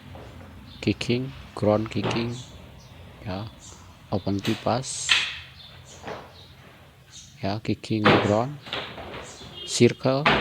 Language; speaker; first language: English; non-native, learner; Indonesian